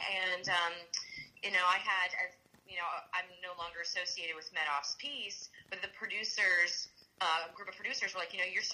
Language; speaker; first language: English; native; English